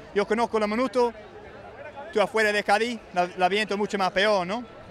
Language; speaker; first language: Spanish; non-native, fluent; English